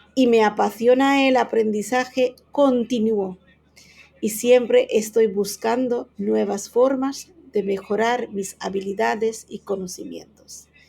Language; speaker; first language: Spanish; non-native, fluent; Bangla